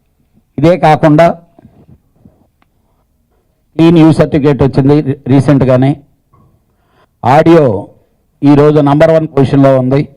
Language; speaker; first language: Telugu; native; Telugu